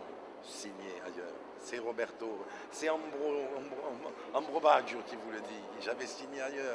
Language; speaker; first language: French; native; French